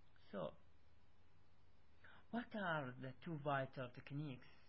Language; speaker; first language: English; non-native, fluent; Arabic